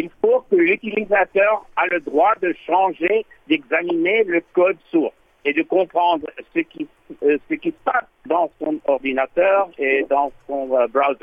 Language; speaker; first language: French; non-native, learner; English